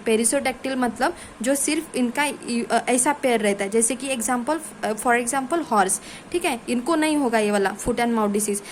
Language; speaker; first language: Hindi; non-native, local second language; Marathi